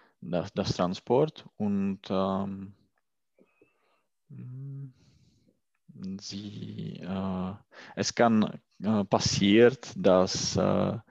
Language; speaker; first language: German; non-native, learner; Czech